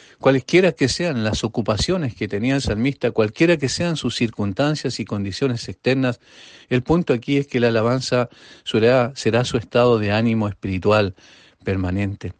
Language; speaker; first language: Spanish; native; Spanish